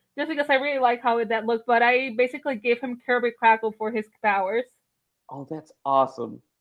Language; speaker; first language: English; non-native, fluent; Spanish